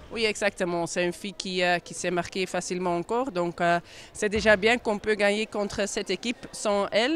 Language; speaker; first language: French; non-native, local second language; Dutch